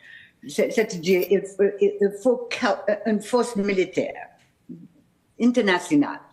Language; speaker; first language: French; non-native, fluent; English